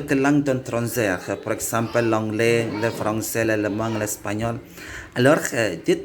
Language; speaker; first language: French; non-native, learner; Indonesian